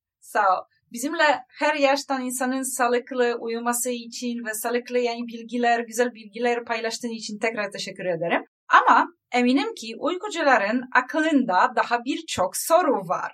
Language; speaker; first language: Turkish; non-native, learner; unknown